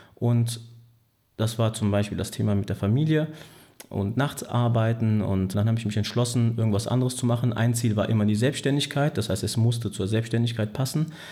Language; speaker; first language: German; early bilingual, other home language; Turkish